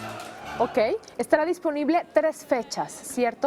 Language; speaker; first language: Spanish; native; Spanish